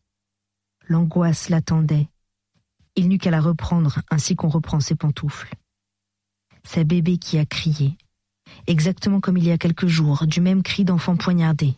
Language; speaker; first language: French; native; French